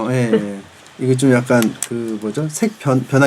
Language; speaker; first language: Korean; native; Korean